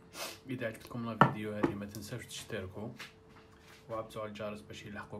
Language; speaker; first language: Arabic; native; Arabic